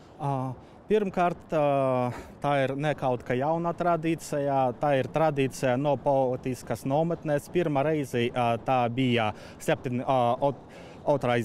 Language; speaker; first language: Latvian; non-native, fluent; Russian